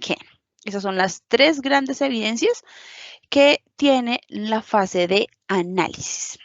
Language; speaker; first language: Spanish; native; Spanish